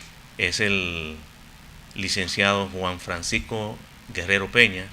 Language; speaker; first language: Spanish; native; Spanish